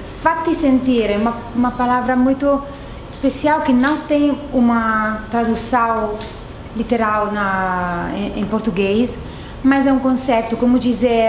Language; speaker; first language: Portuguese; non-native, fluent; Italian